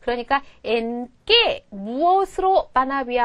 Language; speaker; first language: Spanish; non-native, fluent; Korean